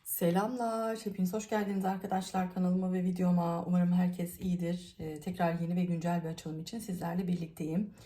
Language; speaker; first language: Turkish; native; Turkish